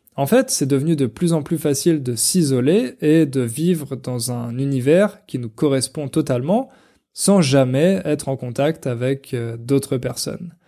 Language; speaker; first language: French; native; French